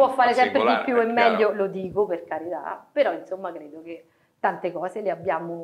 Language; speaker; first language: Italian; native; Italian